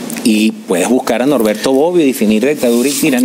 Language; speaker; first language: Spanish; native; Spanish